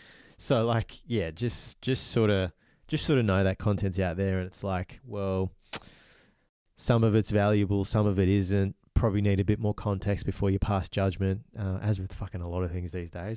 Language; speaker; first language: English; native; English